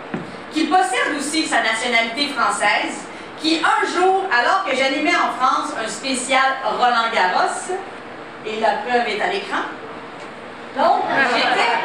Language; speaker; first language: French; native; French